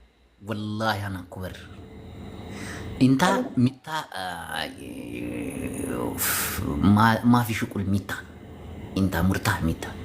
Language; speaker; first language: Arabic; non-native, learner; Amharic